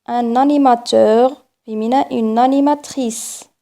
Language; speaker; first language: French; non-native, local second language; Arabic